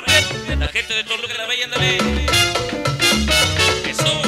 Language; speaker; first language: Spanish; native; Spanish